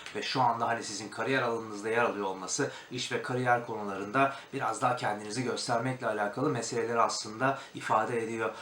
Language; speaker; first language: Turkish; native; Turkish